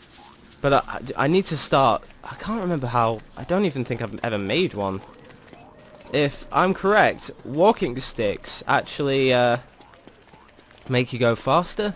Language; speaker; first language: English; native; English